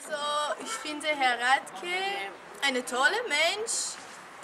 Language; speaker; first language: German; non-native, learner; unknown